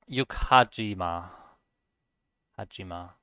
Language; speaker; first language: Korean; non-native, learner; German